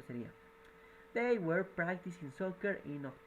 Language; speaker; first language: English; non-native, fluent; Spanish